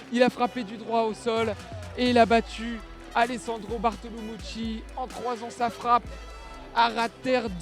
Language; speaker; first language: French; native; French